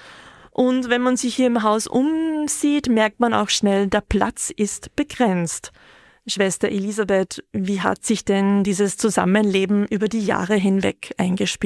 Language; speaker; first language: German; native; German